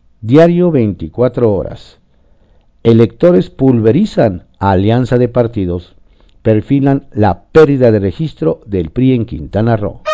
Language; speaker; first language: Spanish; native; Spanish